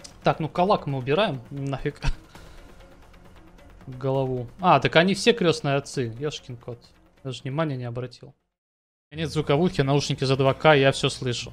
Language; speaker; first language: Russian; native; Russian